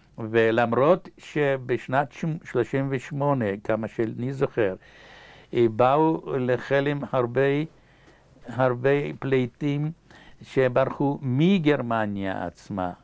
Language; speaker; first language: Hebrew; non-native, fluent; Yiddish